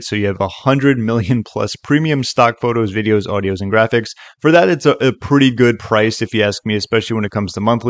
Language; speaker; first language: English; native; English